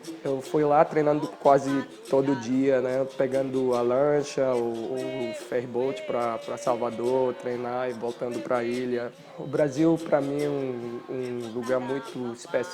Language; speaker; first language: Portuguese; non-native, fluent; Filipino